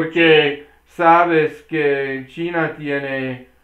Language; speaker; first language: Spanish; non-native, learner; English